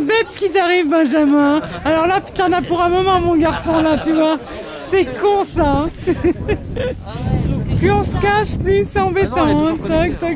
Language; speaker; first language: French; native; French